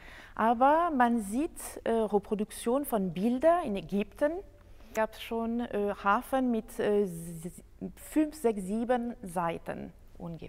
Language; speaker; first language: German; non-native, fluent; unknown